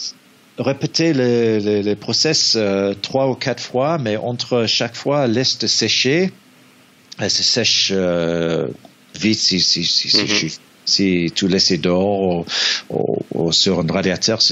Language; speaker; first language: French; non-native, learner; English